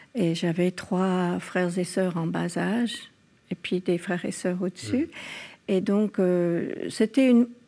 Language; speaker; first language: French; non-native, fluent; English